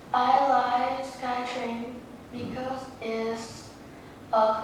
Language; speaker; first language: English; non-native, learner; Vietnamese